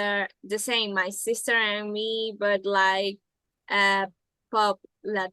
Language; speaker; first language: English; non-native, learner; Spanish